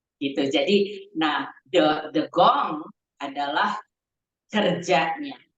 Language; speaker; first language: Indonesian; native; Indonesian